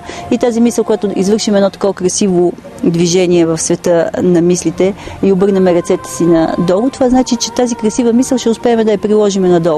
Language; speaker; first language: Bulgarian; native; Bulgarian